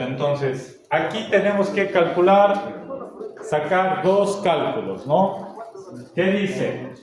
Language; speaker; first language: Spanish; native; Spanish